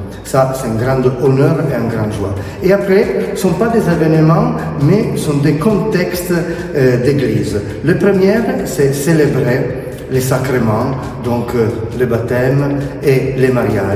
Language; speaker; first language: French; non-native, fluent; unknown